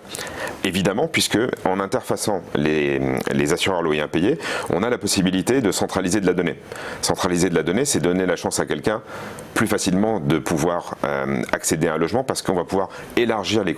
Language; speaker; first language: French; native; French